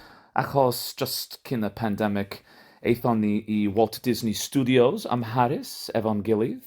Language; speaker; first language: Welsh; non-native, learner; English